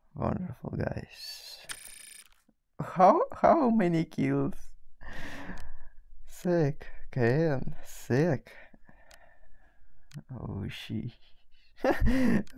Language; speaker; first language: English; non-native, learner; Russian